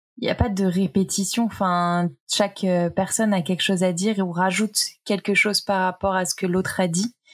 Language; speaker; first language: French; native; French